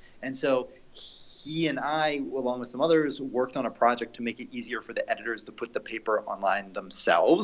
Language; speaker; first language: English; native; English